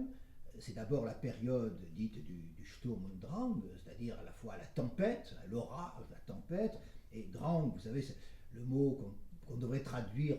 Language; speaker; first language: French; native; French